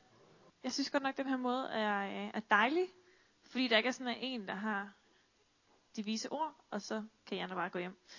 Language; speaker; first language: Danish; native; Danish